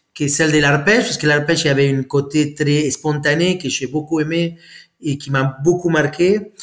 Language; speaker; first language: French; non-native, fluent; Spanish